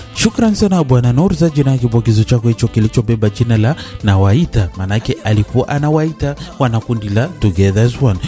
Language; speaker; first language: Swahili; non-native, local second language; Rundi